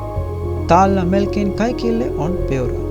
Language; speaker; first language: Finnish; non-native, learner; Sinhala